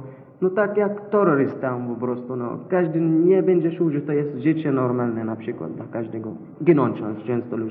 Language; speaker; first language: Polish; non-native, learner; Arabic